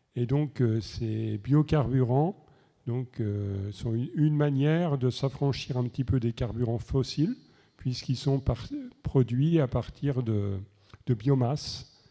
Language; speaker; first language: French; native; French